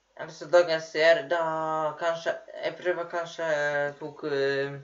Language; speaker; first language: Norwegian; non-native, learner; Polish